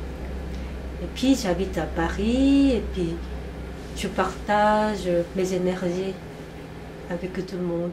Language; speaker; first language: French; non-native, fluent; Korean